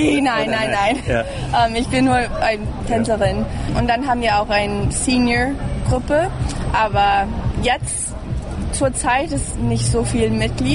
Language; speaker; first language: German; early bilingual, heritage; English